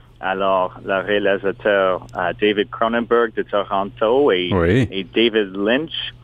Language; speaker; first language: French; non-native, local second language; English